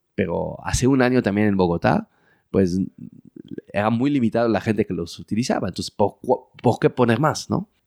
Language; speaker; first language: Spanish; early bilingual, heritage; French